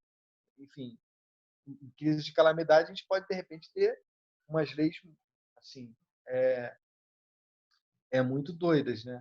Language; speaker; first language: Portuguese; native; Portuguese